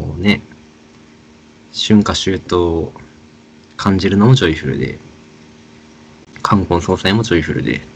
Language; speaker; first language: Japanese; native; Japanese